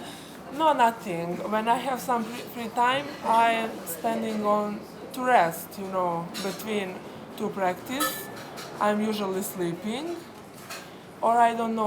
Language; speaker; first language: English; non-native, fluent; Serbian